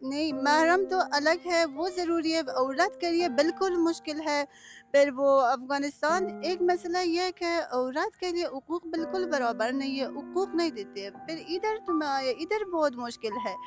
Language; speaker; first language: Hindi; non-native, learner; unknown